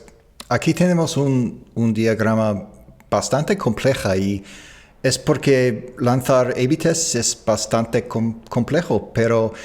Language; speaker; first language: Spanish; non-native, fluent; English